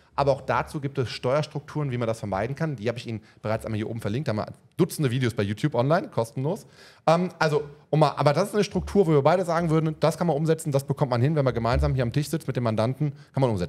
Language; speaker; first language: German; native; German